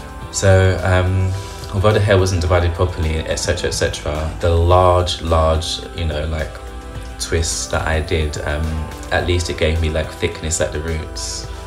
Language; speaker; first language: English; native; English